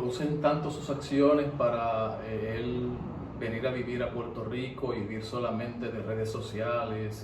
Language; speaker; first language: Spanish; native; Spanish